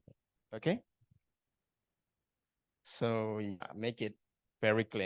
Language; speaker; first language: English; non-native, learner; Indonesian